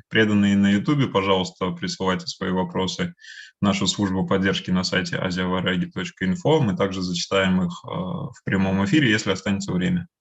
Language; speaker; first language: Russian; native; Russian